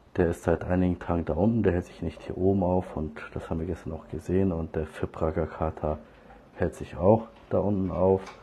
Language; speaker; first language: German; early bilingual, other home language; Turkish